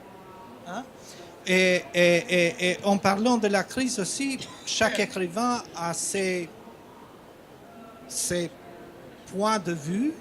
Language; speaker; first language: French; non-native, fluent; Albanian